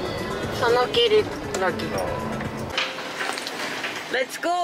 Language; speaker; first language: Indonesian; non-native, fluent; Korean